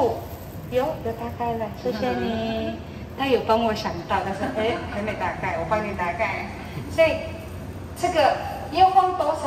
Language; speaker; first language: Chinese; non-native, learner; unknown